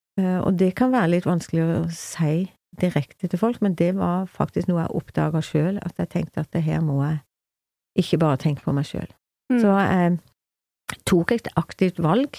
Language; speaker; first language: Norwegian; native; Norwegian